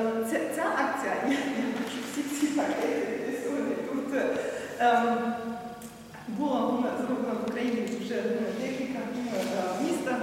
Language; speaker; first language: Ukrainian; non-native, learner; German